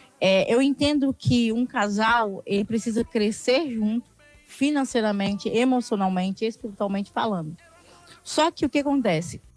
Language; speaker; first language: Portuguese; native; Portuguese